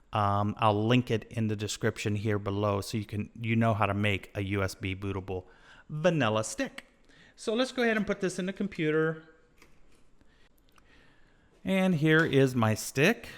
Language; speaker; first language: English; native; English